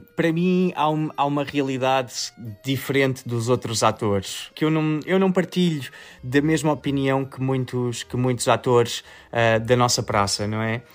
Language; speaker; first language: Portuguese; native; Portuguese